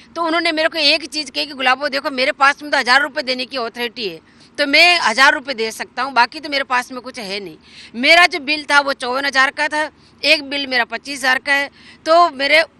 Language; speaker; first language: Hindi; native; Hindi